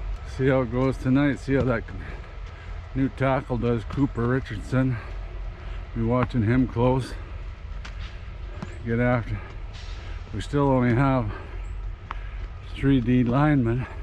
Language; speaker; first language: English; native; English